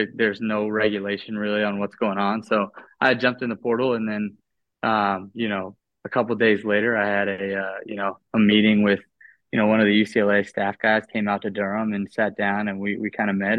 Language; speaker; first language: English; native; English